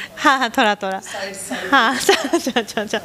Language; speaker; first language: Hindi; non-native, fluent; Japanese